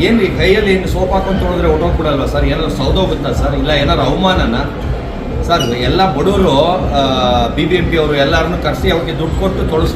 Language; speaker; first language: Kannada; native; Kannada